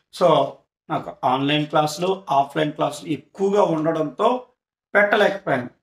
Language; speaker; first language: Telugu; native; Telugu